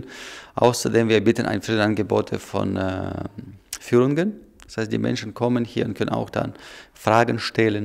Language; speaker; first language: German; non-native, learner; Russian